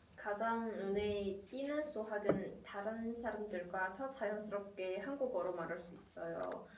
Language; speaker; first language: Korean; non-native, fluent; Chinese